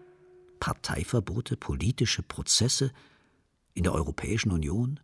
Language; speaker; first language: German; native; German